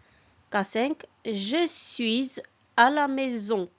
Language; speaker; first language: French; non-native, fluent; Armenian